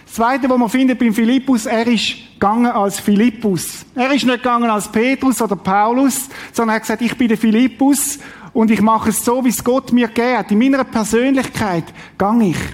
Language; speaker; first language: German; native; German